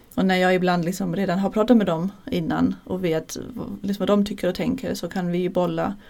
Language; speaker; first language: Swedish; non-native, fluent; German